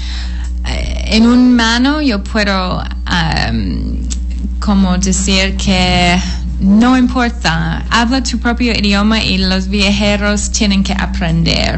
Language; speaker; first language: Spanish; non-native, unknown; English